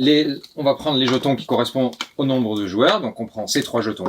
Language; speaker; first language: French; native; French